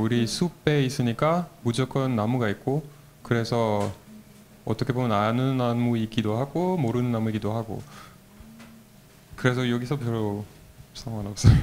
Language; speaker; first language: Korean; non-native, fluent; French